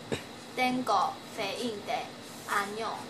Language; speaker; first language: Spanish; non-native, learner; Chinese